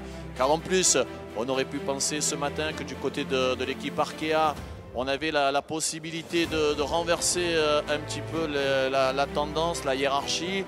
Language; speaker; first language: French; native; French